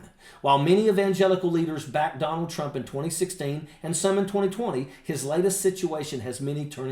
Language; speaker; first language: English; native; English